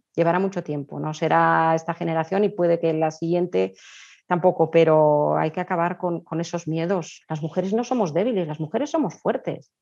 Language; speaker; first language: Spanish; native; Spanish